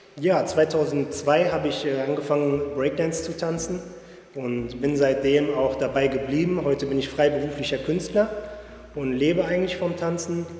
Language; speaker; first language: German; native; German